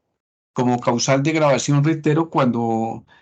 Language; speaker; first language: Spanish; native; Spanish